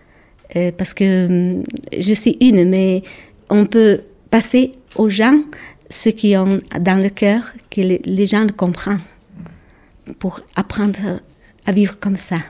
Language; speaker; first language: French; non-native, local second language; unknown